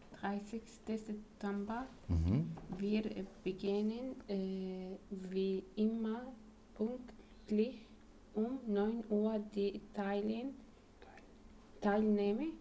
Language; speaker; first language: German; non-native, learner; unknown